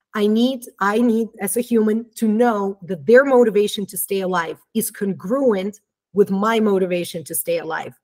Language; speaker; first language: English; early bilingual, other home language; Romanian